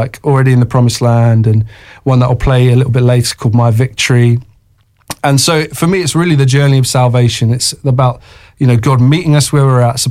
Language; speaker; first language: English; native; English